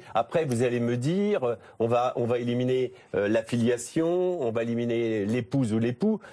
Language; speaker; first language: French; native; French